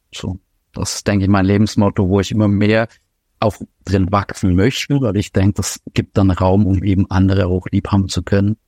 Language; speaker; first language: German; native; German